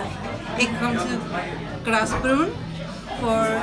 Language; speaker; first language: German; non-native, learner; English